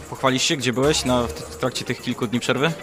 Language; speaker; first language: Polish; native; Polish